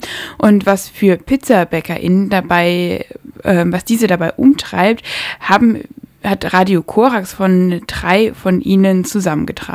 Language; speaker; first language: German; native; German